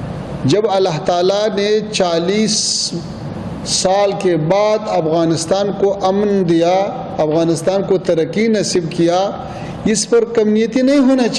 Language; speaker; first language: Hindi; non-native, fluent; Pashto